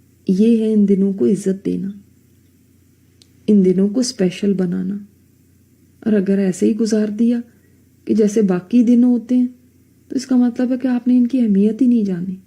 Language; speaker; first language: Urdu; native; Urdu